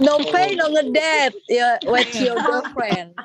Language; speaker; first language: English; non-native, learner; Indonesian